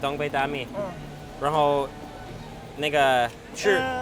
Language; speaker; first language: Chinese; non-native, learner; English